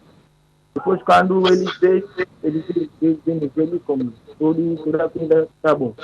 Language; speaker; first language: Portuguese; non-native, local second language; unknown